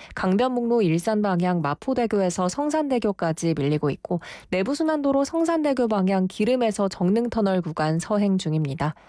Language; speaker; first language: Korean; native; Korean